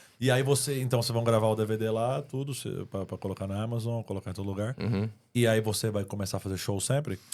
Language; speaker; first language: Portuguese; native; Portuguese